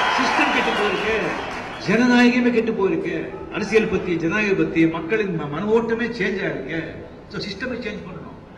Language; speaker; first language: Tamil; non-native, local second language; Marathi